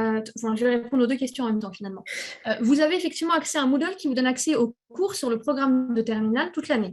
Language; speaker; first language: French; native; French